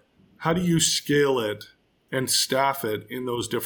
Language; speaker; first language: English; native; English